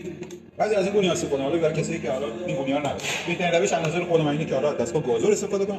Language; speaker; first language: Persian; native; Persian